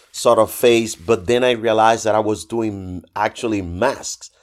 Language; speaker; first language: English; non-native, fluent; Spanish